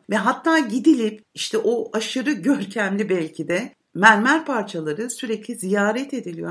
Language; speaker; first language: Turkish; native; Turkish